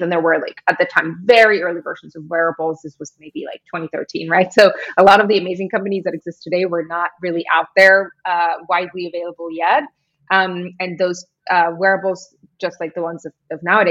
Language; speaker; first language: English; non-native, fluent; Spanish